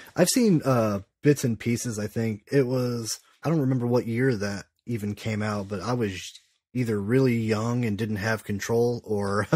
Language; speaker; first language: English; native; English